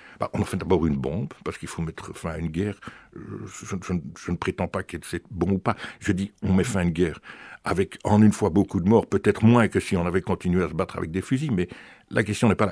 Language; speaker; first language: French; native; French